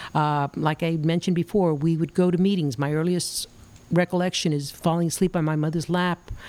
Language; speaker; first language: English; early bilingual, other home language; Spanish